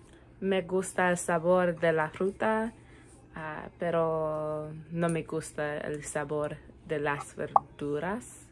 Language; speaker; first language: Spanish; non-native, learner; English